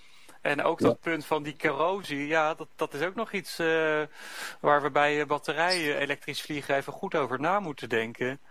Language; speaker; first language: Dutch; native; Dutch